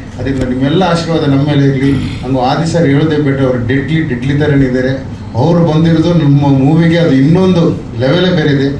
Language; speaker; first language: Kannada; non-native, local second language; Tulu